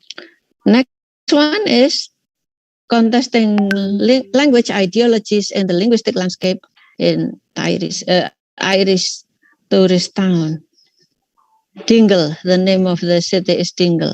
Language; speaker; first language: English; non-native, fluent; Indonesian